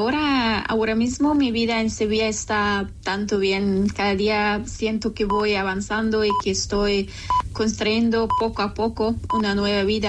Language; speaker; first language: Spanish; non-native, local second language; Persian